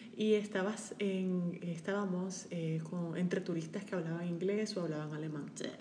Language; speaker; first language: Spanish; native; Spanish